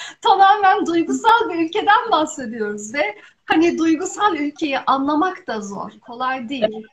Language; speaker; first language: Turkish; early bilingual, heritage; Turkish